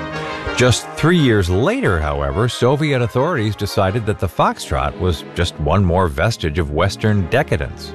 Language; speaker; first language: English; native; English